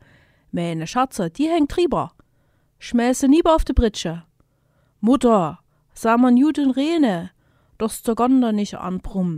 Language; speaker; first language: German; native; German